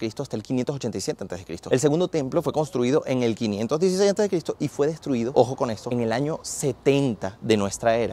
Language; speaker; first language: Spanish; native; Spanish